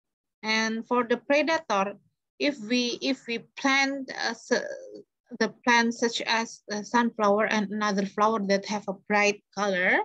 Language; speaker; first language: English; non-native, fluent; Indonesian